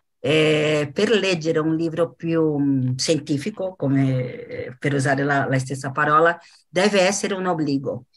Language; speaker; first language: Italian; non-native, fluent; Portuguese